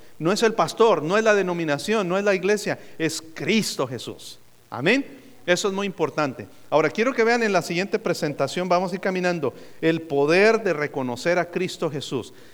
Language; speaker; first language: Spanish; native; Spanish